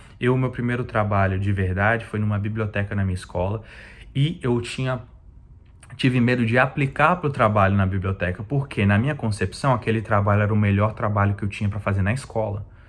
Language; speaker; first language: Portuguese; native; Portuguese